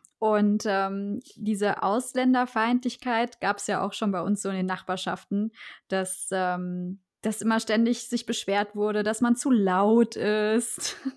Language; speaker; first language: German; early bilingual, other home language; Armenian